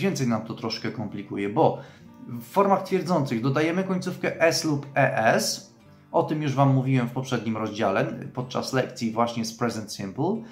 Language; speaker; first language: Polish; native; Polish